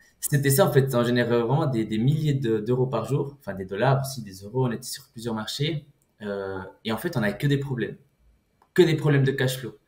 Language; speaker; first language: French; early bilingual, other home language; Portuguese